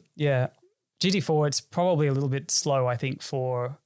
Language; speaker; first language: English; native; English